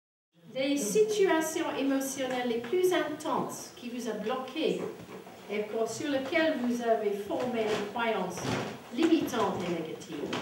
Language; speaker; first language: French; non-native, fluent; English